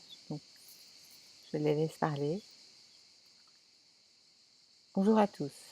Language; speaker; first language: French; native; French